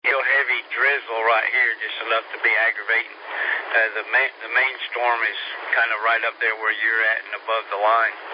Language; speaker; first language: English; native; English